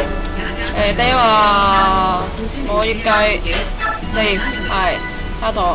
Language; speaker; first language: Japanese; non-native, learner; Cantonese